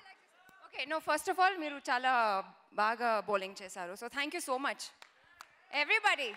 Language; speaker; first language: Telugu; non-native, learner; Kannada